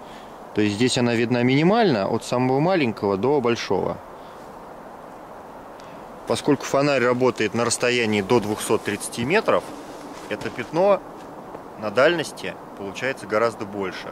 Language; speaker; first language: Russian; native; Russian